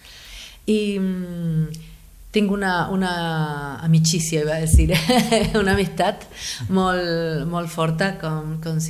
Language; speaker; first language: Catalan; non-native, learner; Spanish